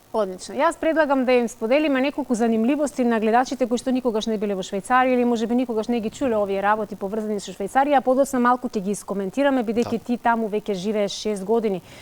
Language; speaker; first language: Macedonian; native; Macedonian